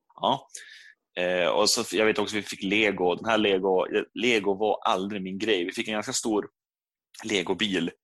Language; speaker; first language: Swedish; native; Swedish